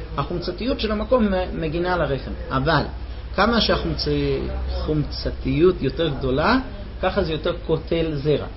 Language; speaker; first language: Hebrew; non-native, fluent; English